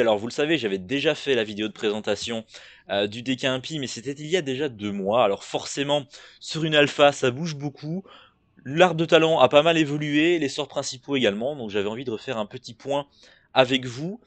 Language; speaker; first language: French; native; French